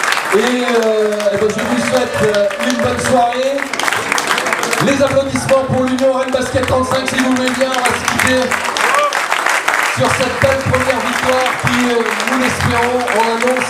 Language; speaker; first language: French; native; French